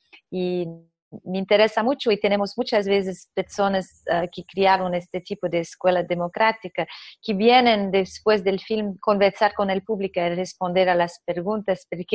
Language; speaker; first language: Spanish; non-native, fluent; Portuguese